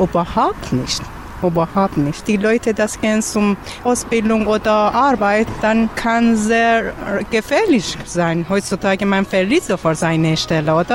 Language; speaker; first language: German; non-native, learner; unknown